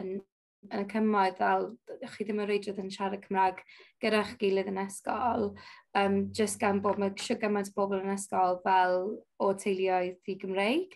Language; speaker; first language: Welsh; non-native, local second language; English